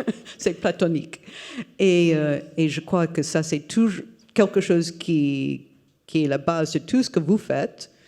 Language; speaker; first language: French; non-native, fluent; English